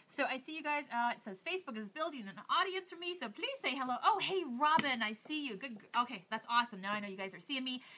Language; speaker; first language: English; native; English